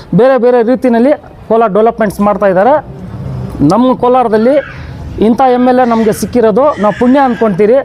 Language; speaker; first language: Kannada; non-native, local second language; Urdu